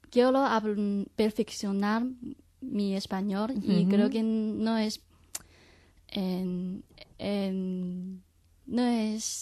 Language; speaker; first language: Spanish; non-native, learner; Chinese